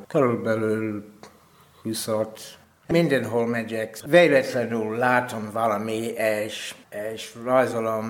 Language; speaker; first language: Hungarian; non-native, learner; English